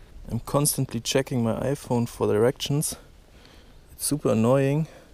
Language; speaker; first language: English; non-native, fluent; German